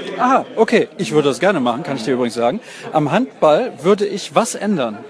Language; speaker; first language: German; native; German